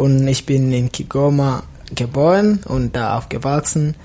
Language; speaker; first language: German; non-native, learner; Swahili